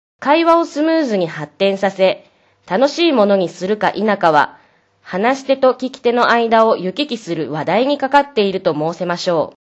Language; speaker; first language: Japanese; native; Japanese